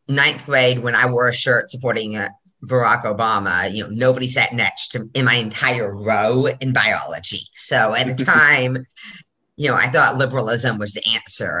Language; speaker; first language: English; native; English